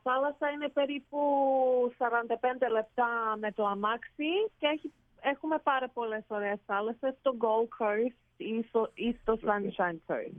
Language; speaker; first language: Greek; early bilingual, heritage; Greek